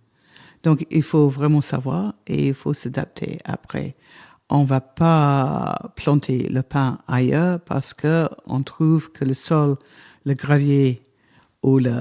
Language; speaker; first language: French; non-native, fluent; English